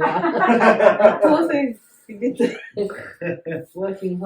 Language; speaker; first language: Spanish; non-native, learner; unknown